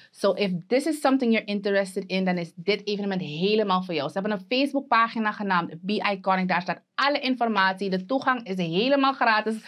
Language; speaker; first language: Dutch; native; Dutch